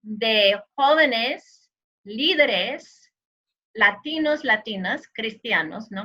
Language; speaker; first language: Spanish; non-native, fluent; English